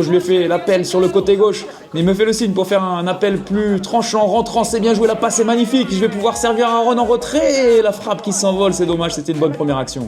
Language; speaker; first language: French; native; French